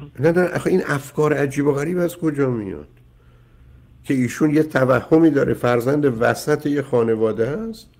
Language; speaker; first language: Persian; native; Persian